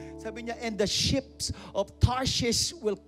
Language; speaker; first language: English; non-native, local second language; Filipino